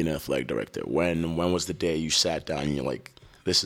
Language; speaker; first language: English; early bilingual, other home language; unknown